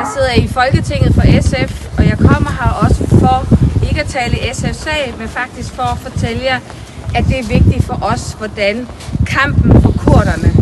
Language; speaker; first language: Danish; native; Danish